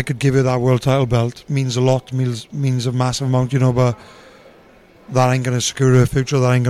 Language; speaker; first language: English; native; English